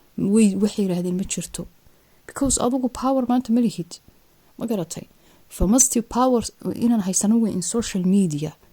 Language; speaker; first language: Somali; native; Somali